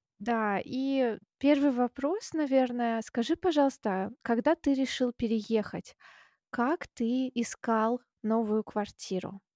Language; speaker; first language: Russian; native; Russian